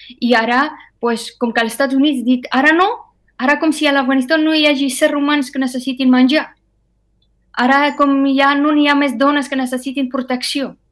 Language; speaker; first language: Catalan; non-native, fluent; Persian